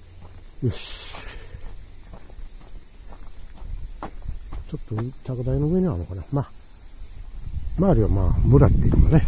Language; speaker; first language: Japanese; native; Japanese